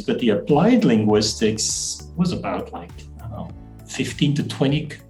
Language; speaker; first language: English; non-native, fluent; Dutch